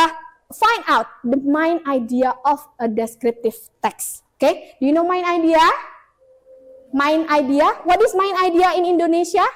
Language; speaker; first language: English; non-native, fluent; Indonesian